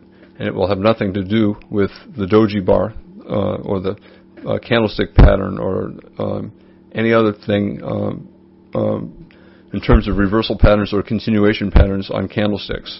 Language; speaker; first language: English; native; English